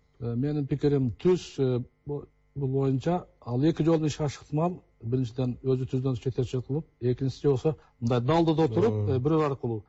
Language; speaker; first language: Kyrgyz; native; Kyrgyz